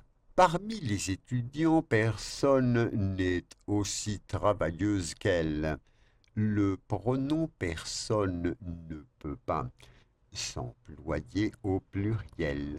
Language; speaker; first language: French; non-native, fluent; Spanish